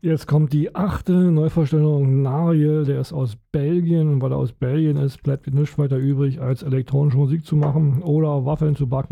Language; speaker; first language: German; native; German